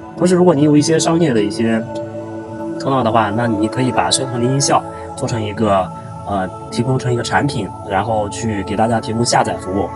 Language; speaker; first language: Chinese; native; Chinese